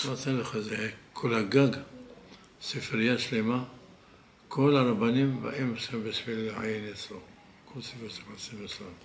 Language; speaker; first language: Hebrew; non-native, fluent; Arabic